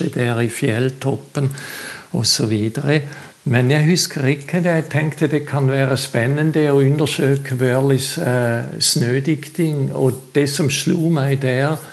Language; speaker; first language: Norwegian; non-native, fluent; German